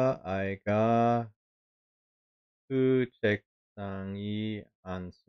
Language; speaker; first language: Korean; non-native, learner; English